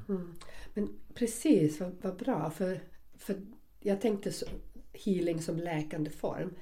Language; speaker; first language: Swedish; non-native, fluent; German